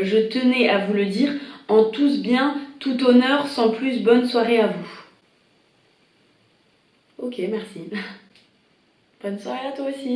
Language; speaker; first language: French; native; French